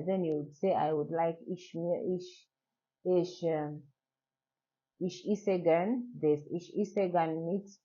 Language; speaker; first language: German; non-native, learner; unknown